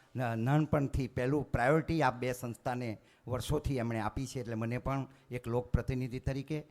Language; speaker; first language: Gujarati; native; Gujarati